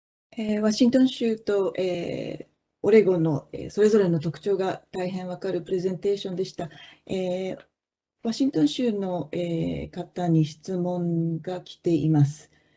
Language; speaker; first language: Japanese; native; Japanese